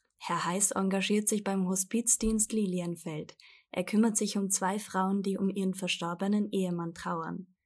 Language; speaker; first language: German; native; German